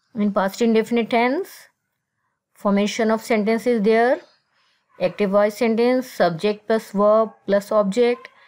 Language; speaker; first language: English; non-native, local second language; Urdu